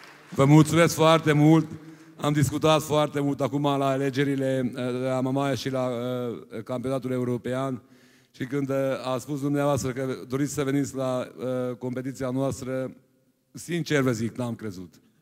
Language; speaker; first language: Romanian; non-native, local second language; Hungarian